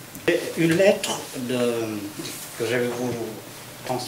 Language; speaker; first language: French; non-native, fluent; Vietnamese